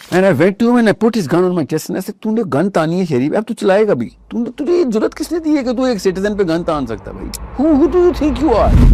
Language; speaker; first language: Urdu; early bilingual, heritage; Urdu